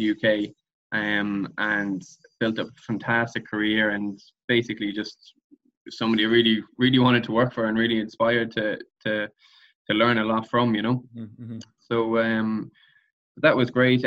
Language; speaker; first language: English; native; English